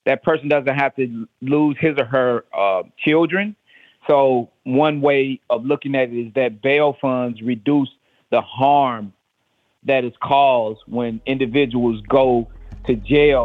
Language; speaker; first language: English; native; English